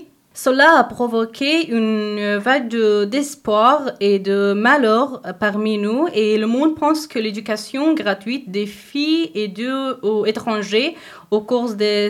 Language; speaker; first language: French; non-native, learner; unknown